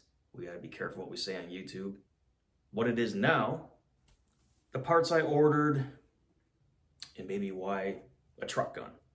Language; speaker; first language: English; native; English